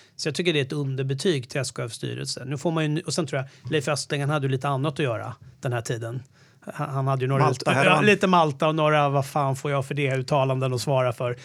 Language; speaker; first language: Swedish; native; Swedish